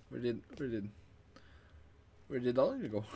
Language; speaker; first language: Norwegian; native; Norwegian